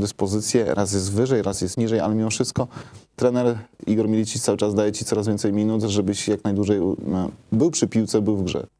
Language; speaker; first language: Polish; native; Polish